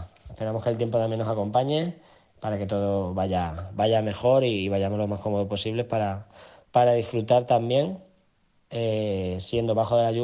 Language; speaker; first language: Spanish; native; Spanish